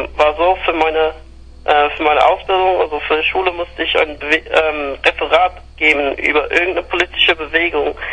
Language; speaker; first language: German; non-native, fluent; English